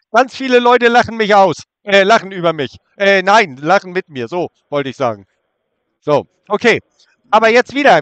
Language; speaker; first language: German; native; German